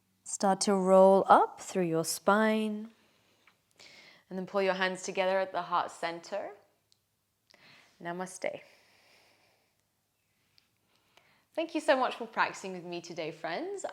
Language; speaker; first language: English; native; English